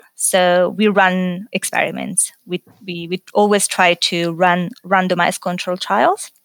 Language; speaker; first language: English; non-native, fluent; Italian